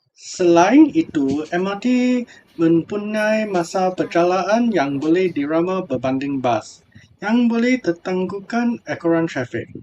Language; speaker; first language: Malay; non-native, local second language; Chinese